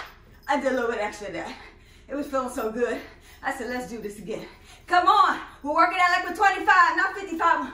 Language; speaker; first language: English; native; English